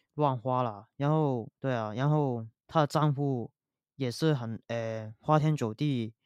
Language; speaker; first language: Chinese; non-native, local second language; Cantonese